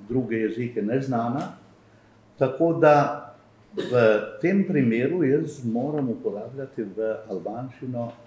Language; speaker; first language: Slovenian; non-native, fluent; Albanian